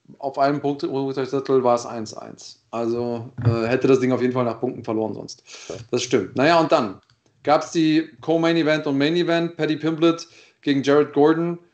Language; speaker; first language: German; native; German